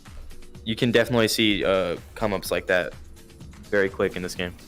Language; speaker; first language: English; native; English